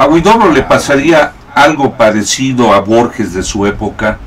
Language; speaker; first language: Spanish; native; Spanish